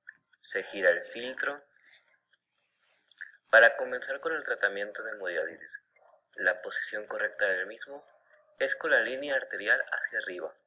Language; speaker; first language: Spanish; native; Spanish